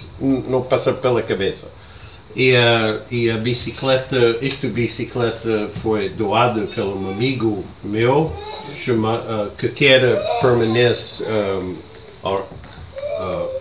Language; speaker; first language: Portuguese; non-native, learner; English